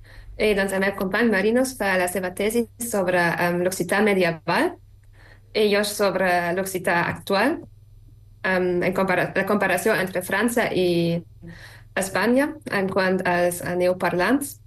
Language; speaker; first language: Catalan; non-native, fluent; German